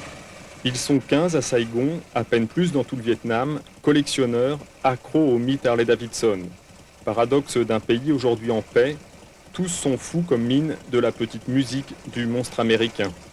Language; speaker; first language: French; native; French